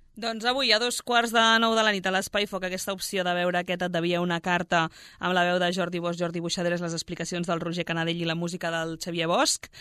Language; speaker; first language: Catalan; native; Catalan